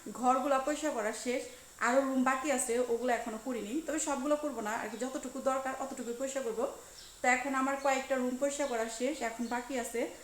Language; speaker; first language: Bangla; native; Bangla